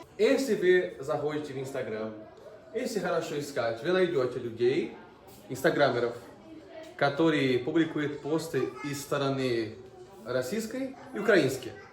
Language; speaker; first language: Russian; non-native, fluent; Portuguese